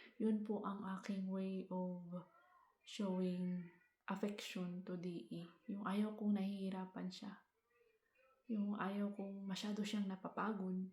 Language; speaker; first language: Filipino; non-native, local second language; Cebuano